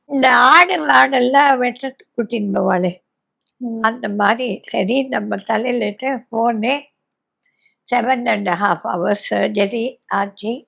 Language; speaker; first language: Tamil; native; Tamil